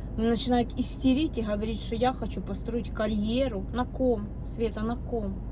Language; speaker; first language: Ukrainian; non-native, local second language; Russian